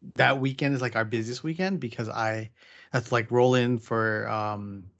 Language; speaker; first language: English; native; English